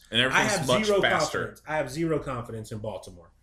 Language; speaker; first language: English; native; English